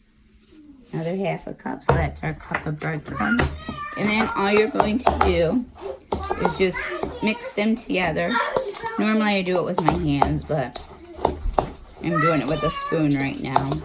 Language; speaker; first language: English; native; English